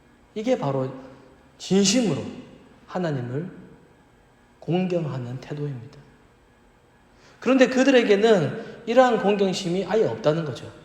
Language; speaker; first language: Korean; native; Korean